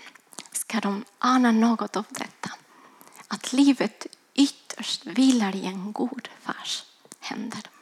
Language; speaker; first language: Swedish; non-native, fluent; Spanish